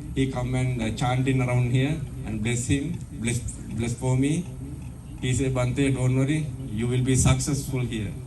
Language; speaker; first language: English; non-native, learner; Sinhala